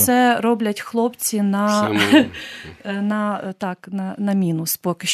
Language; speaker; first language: Ukrainian; native; Ukrainian